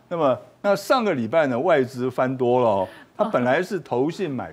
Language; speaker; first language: Chinese; native; Chinese